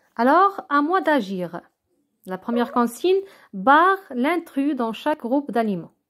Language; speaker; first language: French; non-native, local second language; Arabic